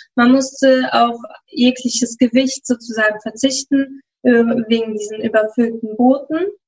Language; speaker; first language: German; early bilingual, other home language; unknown